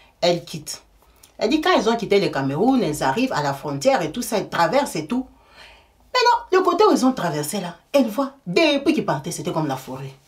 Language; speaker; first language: French; native; French